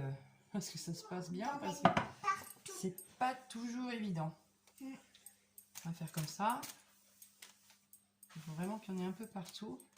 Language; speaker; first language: French; native; French